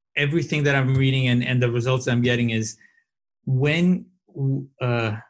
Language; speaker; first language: English; non-native, fluent; Portuguese